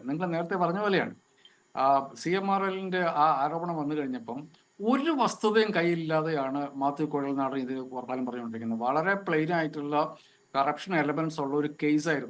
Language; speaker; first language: Malayalam; native; Malayalam